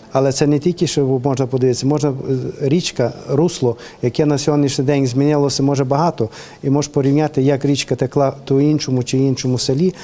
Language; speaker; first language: Ukrainian; native; Ukrainian